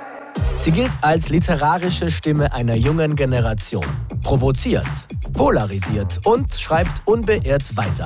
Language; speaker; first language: German; native; German